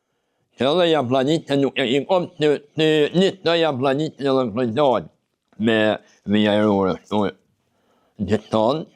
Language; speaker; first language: Albanian; native; Albanian